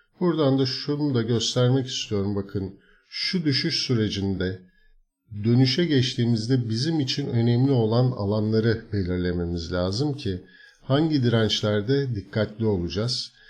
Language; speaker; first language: Turkish; native; Turkish